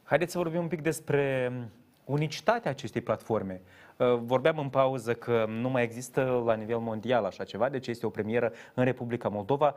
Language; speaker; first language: Romanian; native; Romanian